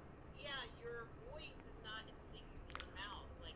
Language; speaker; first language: English; native; English